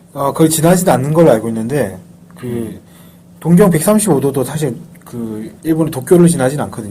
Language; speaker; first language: Korean; native; Korean